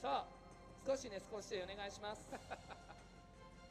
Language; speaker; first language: Japanese; native; Japanese